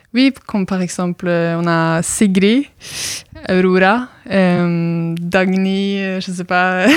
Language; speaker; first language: French; non-native, fluent; Norwegian